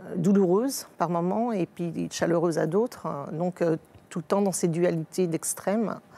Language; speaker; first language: French; native; French